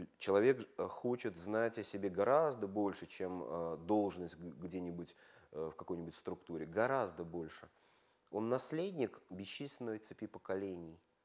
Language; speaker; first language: Russian; native; Russian